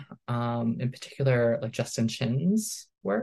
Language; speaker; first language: English; early bilingual, other home language; Min Nan Chinese